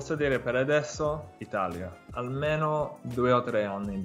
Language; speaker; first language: Italian; non-native, fluent; English